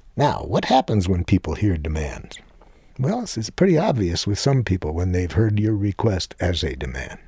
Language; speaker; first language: English; native; English